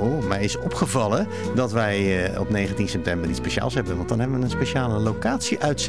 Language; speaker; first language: Dutch; native; Dutch